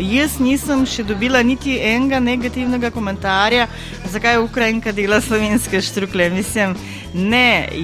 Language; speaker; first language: Slovenian; non-native, fluent; Ukrainian